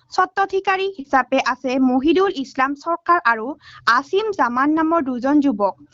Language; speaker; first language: Assamese; native; Assamese